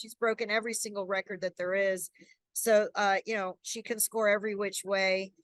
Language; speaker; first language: English; native; English